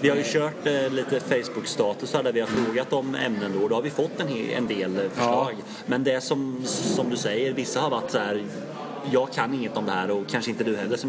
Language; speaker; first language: Swedish; native; Swedish